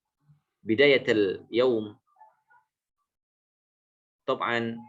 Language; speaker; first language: Arabic; non-native, fluent; Indonesian